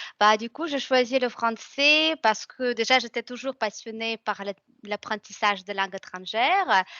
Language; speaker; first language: French; non-native, fluent; Russian